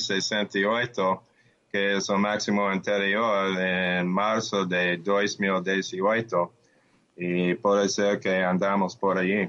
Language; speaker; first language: Portuguese; non-native, learner; Spanish